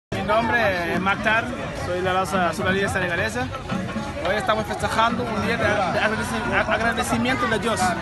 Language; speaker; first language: Spanish; non-native, fluent; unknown